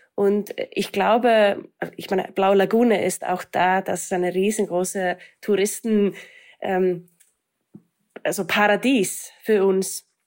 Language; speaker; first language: German; non-native, fluent; Icelandic